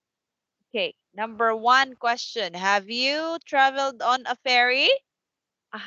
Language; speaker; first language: English; non-native, fluent; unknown